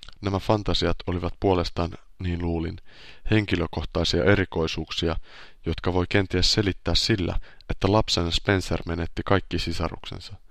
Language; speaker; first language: Finnish; native; Finnish